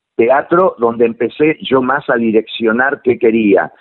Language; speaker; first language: Spanish; native; Spanish